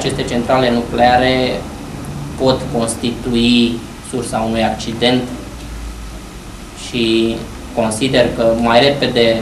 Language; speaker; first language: Romanian; native; Romanian